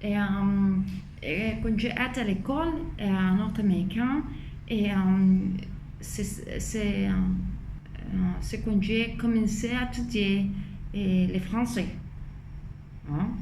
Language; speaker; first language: French; non-native, fluent; Spanish